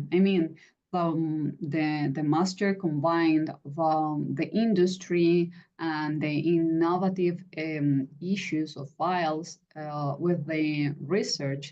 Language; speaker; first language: English; non-native, fluent; Spanish